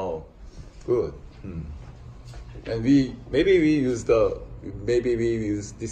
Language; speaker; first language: English; non-native, learner; Korean